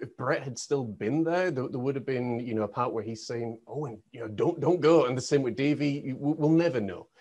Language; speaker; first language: English; native; English